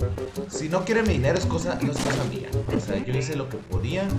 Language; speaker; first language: Spanish; native; Spanish